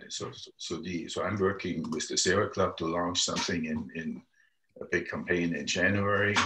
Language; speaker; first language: English; non-native, fluent; German